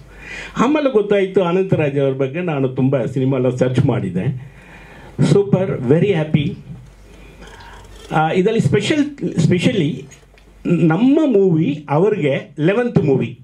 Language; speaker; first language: Kannada; non-native, learner; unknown